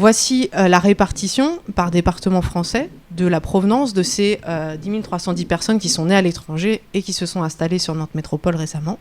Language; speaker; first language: French; native; French